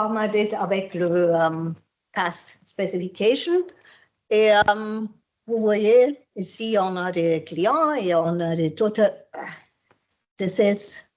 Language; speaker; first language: French; non-native, fluent; German